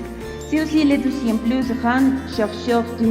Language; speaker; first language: French; non-native, learner; Spanish